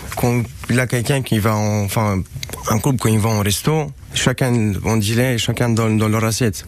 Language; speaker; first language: French; non-native, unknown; Romanian